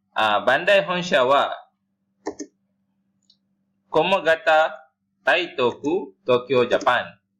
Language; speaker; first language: Japanese; non-native, learner; Malay